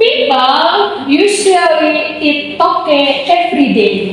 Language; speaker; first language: English; non-native, learner; Indonesian